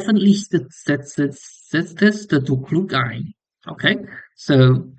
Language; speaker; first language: German; non-native, learner; English